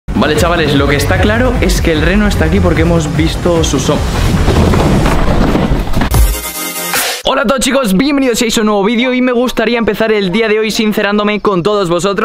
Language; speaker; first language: Spanish; native; Spanish